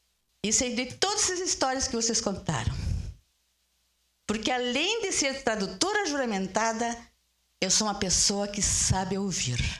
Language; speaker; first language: Portuguese; early bilingual, other home language; Spanish